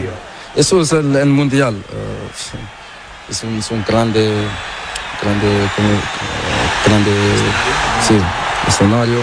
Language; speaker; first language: Spanish; non-native, learner; Portuguese